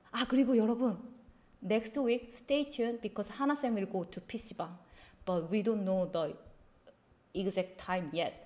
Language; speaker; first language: English; non-native, fluent; Korean